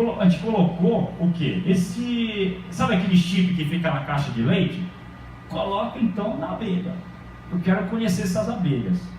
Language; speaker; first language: Portuguese; early bilingual, other home language; Japanese